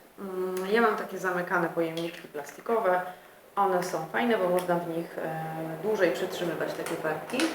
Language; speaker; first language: Polish; native; Polish